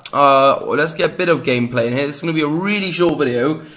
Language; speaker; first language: English; native; English